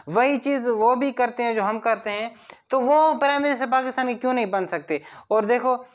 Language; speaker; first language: Urdu; non-native, local second language; Sindhi